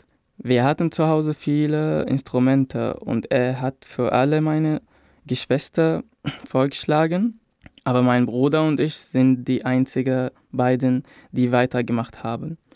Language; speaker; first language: German; non-native, fluent; Arabic